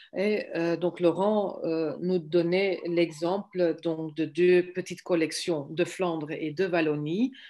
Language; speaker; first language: French; non-native, fluent; Dutch